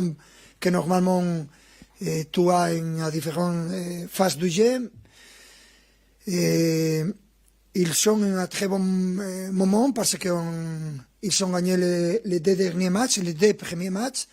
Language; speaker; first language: French; non-native, fluent; Spanish